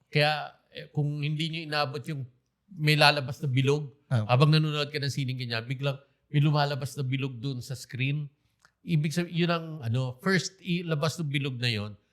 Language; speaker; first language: Filipino; native; Filipino